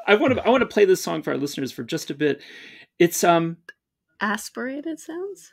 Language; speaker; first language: English; native; English